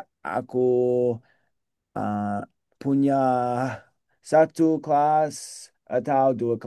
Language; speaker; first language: Indonesian; non-native, learner; English